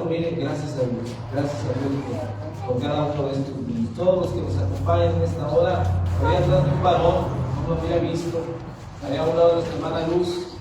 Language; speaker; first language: Spanish; native; Spanish